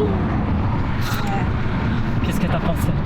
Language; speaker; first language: French; non-native, fluent; Portuguese